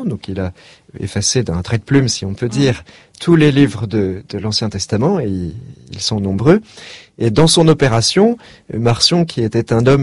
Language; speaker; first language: French; native; French